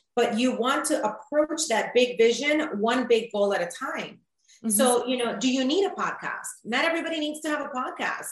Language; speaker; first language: English; early bilingual, other home language; Spanish